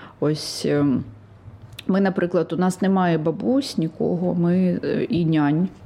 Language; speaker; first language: Ukrainian; non-native, local second language; Russian